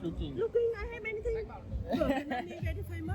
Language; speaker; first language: English; non-native, learner; Vietnamese